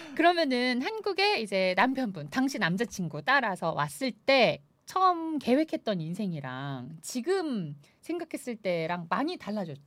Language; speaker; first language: Korean; native; Korean